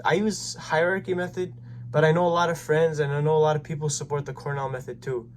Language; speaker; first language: English; native; English